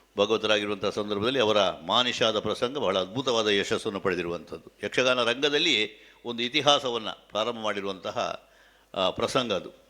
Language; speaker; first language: Kannada; native; Kannada